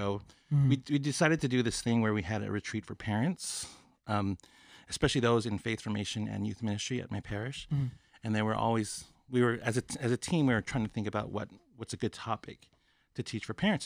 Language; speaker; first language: English; native; English